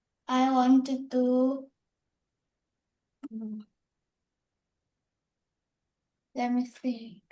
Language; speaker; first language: English; non-native, learner; Vietnamese